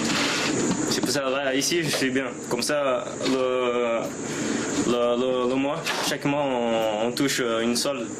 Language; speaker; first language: French; early bilingual, other home language; Portuguese